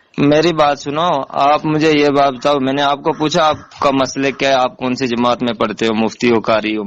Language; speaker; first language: Urdu; non-native, local second language; Kashmiri